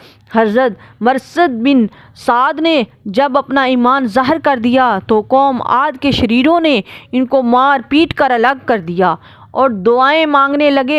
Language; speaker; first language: Urdu; native; Urdu